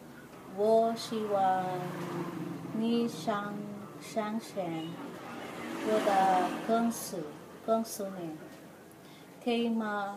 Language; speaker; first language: Chinese; non-native, learner; Filipino